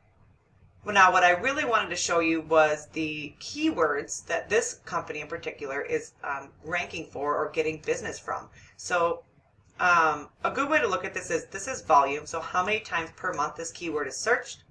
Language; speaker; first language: English; native; English